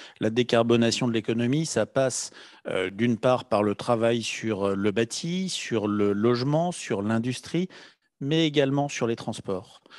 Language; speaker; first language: French; native; French